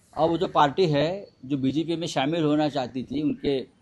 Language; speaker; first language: Hindi; non-native, local second language; Marathi